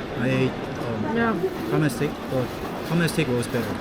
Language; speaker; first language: English; non-native, learner; Korean